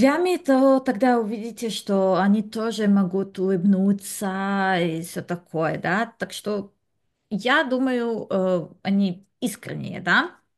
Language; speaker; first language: Russian; non-native, fluent; Serbian